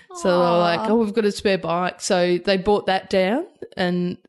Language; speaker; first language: English; native; English